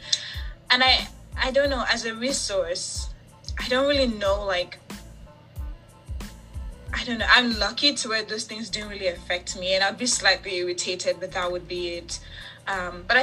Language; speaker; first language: English; native; English